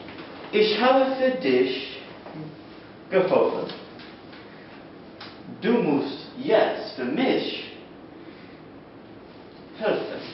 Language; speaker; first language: German; non-native, learner; English